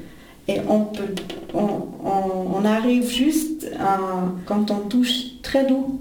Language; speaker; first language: French; non-native, fluent; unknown